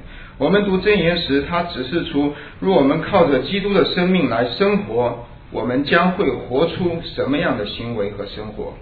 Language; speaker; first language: Chinese; native; Chinese